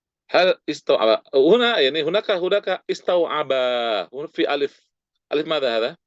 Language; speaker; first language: Arabic; non-native, fluent; Indonesian